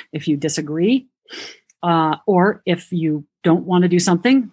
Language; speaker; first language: English; native; English